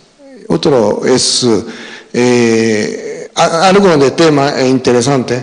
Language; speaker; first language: Spanish; non-native, fluent; Japanese